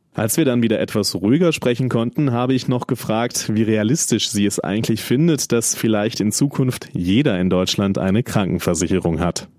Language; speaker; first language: German; native; German